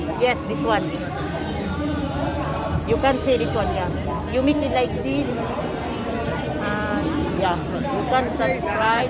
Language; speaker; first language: English; non-native, learner; Filipino